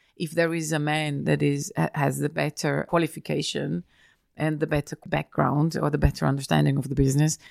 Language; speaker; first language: English; non-native, fluent; German